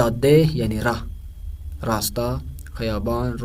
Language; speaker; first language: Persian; non-native, fluent; Urdu